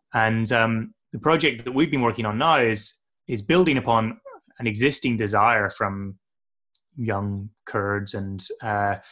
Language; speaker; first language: English; native; English